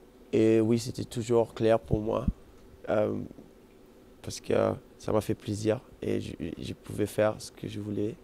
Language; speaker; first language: French; non-native, fluent; German